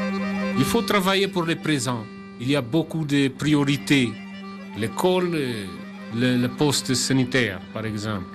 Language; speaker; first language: French; non-native, learner; Kabuverdianu